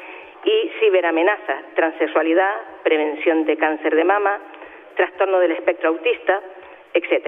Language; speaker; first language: Spanish; native; Spanish